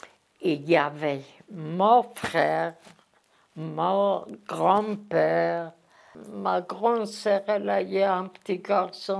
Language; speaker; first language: French; non-native, learner; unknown